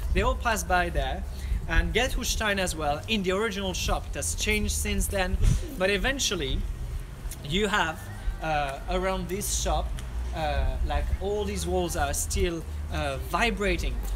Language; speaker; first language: English; non-native, fluent; French